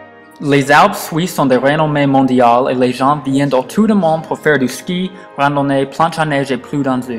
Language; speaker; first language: French; non-native, learner; English